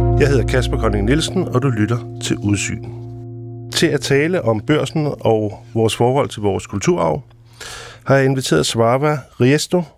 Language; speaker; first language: Danish; native; Danish